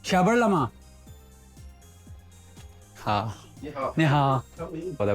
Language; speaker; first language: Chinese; non-native, learner; Urdu